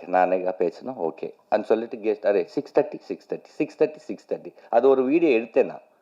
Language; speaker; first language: Tamil; non-native, learner; Telugu